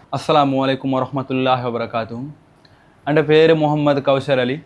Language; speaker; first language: Malayalam; non-native, local second language; Bangla